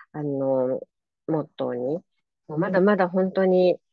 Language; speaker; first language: Japanese; native; Japanese